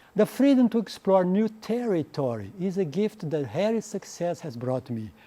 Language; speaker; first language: English; non-native, fluent; Portuguese